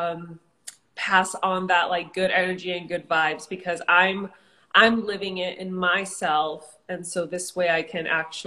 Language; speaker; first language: English; early bilingual, other home language; Spanish